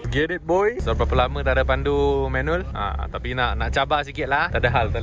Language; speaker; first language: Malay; non-native, local second language; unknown